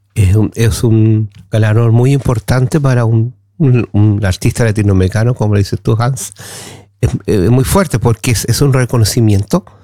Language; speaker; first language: Spanish; native; Spanish